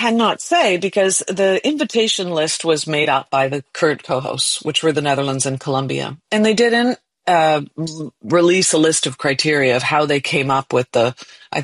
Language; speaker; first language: English; native; English